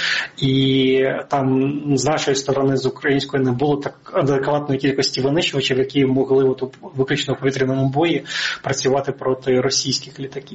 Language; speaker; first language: Ukrainian; native; Ukrainian